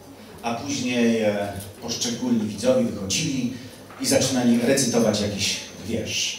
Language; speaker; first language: Polish; native; Polish